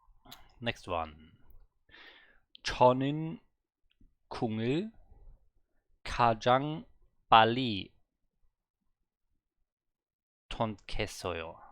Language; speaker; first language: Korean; non-native, learner; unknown